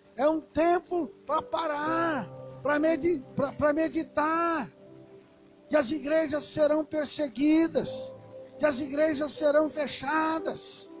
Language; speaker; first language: Portuguese; native; Portuguese